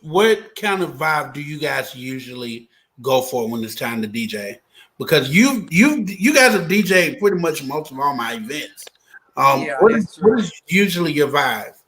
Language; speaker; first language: English; native; English